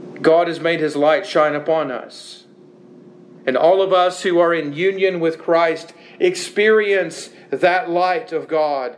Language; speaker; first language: English; native; English